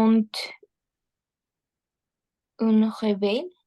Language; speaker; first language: French; non-native, learner; Spanish